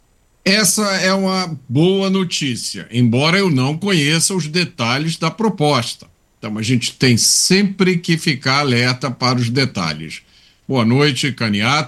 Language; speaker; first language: Portuguese; native; Portuguese